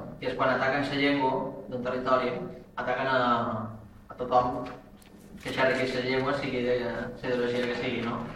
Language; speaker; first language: Catalan; native; Catalan